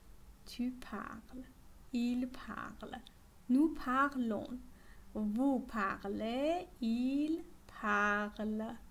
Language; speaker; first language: French; non-native, fluent; Persian